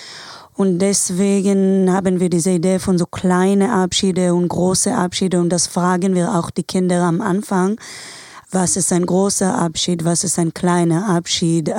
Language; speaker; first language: German; non-native, fluent; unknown